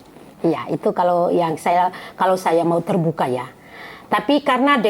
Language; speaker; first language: Indonesian; non-native, fluent; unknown